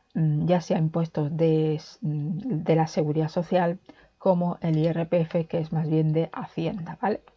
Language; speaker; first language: Spanish; native; Spanish